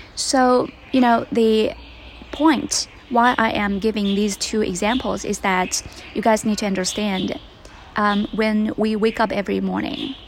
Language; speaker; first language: English; non-native, fluent; Chinese